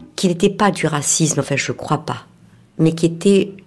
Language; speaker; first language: French; native; French